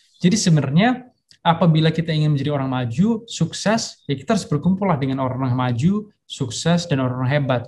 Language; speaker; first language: Indonesian; early bilingual, heritage; Indonesian